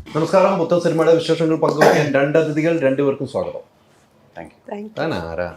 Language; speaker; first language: Malayalam; native; Malayalam